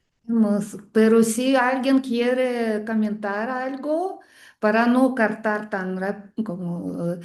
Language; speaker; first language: Spanish; non-native, fluent; Russian